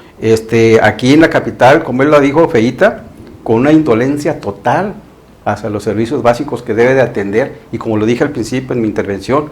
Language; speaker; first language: Spanish; native; Spanish